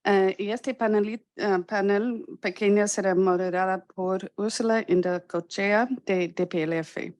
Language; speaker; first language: Spanish; non-native, fluent; English